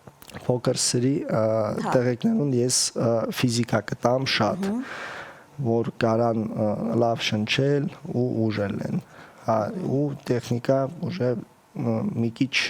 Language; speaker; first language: Armenian; early bilingual, heritage; Russian